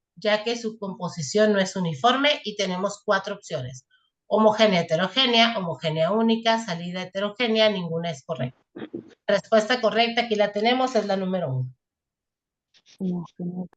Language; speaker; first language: Spanish; native; Spanish